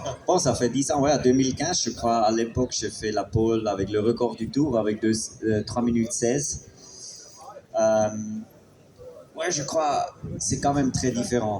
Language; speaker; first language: French; non-native, fluent; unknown